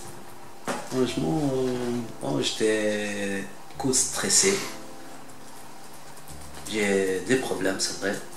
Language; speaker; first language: French; non-native, learner; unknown